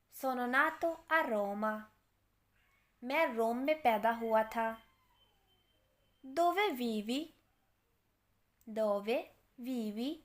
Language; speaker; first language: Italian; non-native, fluent; Urdu